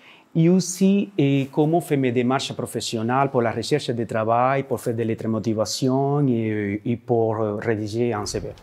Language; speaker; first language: French; non-native, learner; Spanish